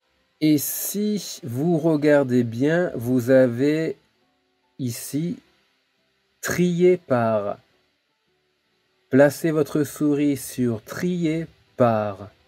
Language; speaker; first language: French; native; French